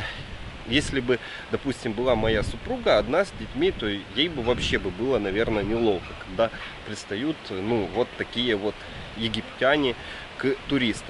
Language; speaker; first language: Russian; native; Russian